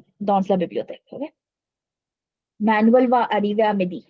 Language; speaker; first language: French; non-native, fluent; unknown